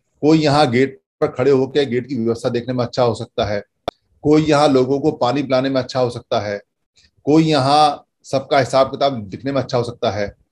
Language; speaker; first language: Hindi; native; Hindi